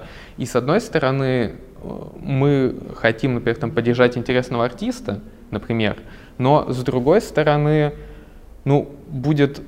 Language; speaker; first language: Russian; native; Russian